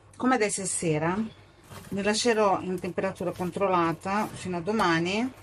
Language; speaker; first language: Italian; non-native, fluent; Portuguese